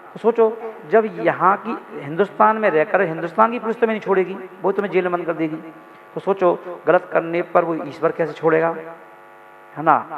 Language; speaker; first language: Hindi; native; Hindi